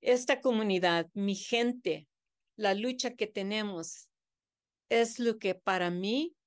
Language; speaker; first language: Spanish; early bilingual, heritage; Spanish